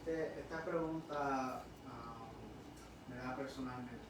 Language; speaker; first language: Spanish; early bilingual, heritage; Spanish